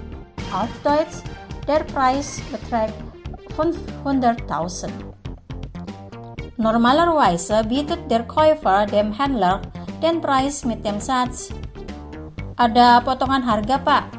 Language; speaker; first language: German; non-native, fluent; Indonesian